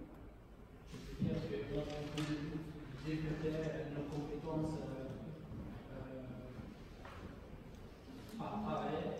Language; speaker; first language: French; non-native, learner; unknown